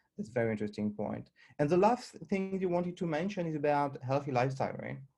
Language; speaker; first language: English; non-native, fluent; French